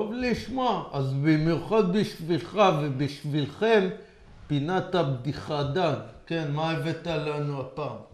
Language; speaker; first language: Hebrew; native; Hebrew